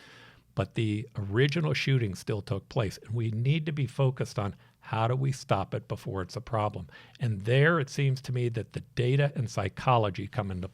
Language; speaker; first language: English; native; English